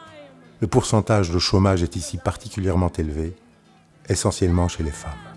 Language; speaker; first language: French; native; French